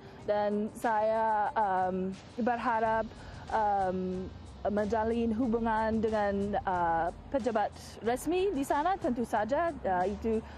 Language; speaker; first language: Indonesian; non-native, fluent; English